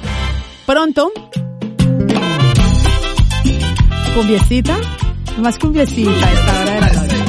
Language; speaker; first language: Spanish; native; Spanish